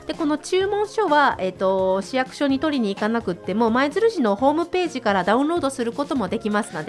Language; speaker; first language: Japanese; native; Japanese